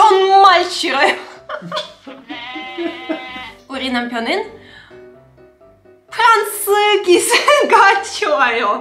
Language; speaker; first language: Korean; non-native, learner; Russian